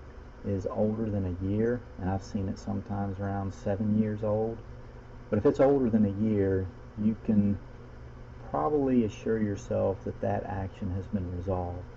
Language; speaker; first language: English; native; English